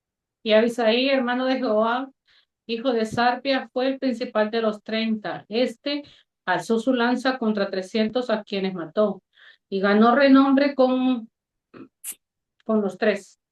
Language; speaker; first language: Spanish; native; Spanish